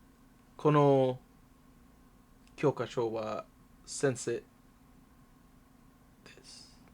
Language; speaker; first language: Japanese; non-native, learner; English